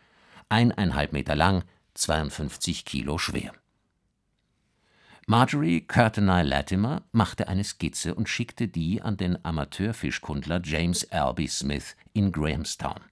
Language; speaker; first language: German; native; German